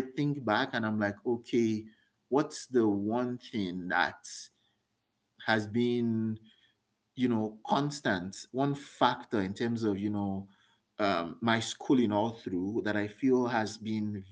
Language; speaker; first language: English; non-native, local second language; Yoruba